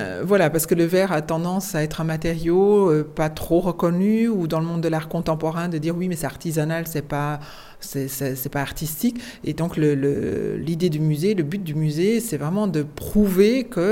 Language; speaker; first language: French; native; French